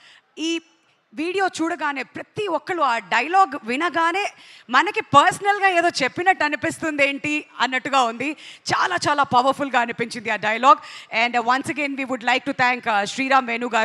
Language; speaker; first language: Telugu; native; Telugu